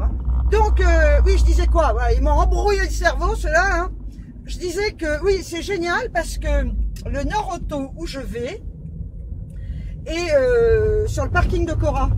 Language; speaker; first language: French; native; French